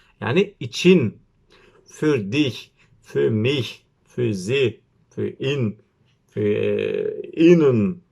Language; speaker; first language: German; non-native, learner; Turkish